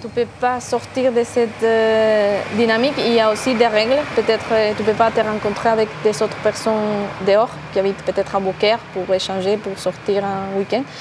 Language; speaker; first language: French; non-native, learner; Spanish